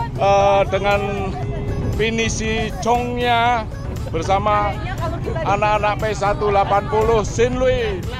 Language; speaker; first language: Indonesian; non-native, learner; Vietnamese